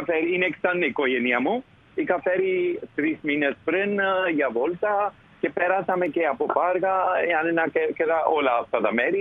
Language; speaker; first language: Greek; non-native, learner; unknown